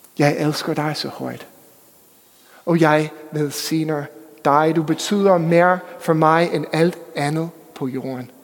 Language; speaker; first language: Danish; non-native, fluent; English